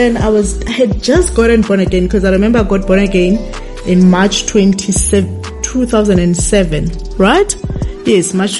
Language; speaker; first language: English; non-native, local second language; Tsonga